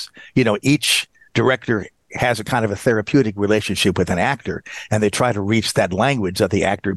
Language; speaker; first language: English; native; English